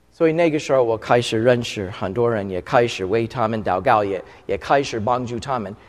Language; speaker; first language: Chinese; non-native, fluent; English